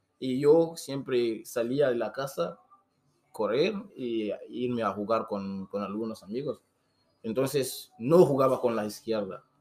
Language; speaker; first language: Spanish; non-native, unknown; Susu